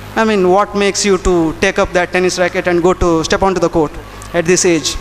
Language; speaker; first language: English; non-native, local second language; Kannada